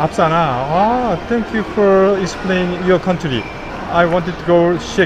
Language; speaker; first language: English; non-native, learner; Korean